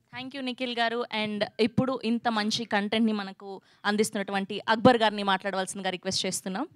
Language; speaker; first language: Telugu; native; Telugu